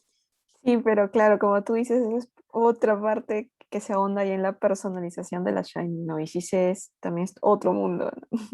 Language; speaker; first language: Spanish; native; Spanish